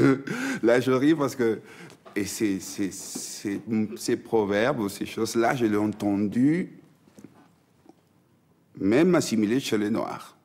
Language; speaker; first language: French; non-native, fluent; Spanish